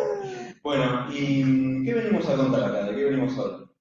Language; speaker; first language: Spanish; native; Spanish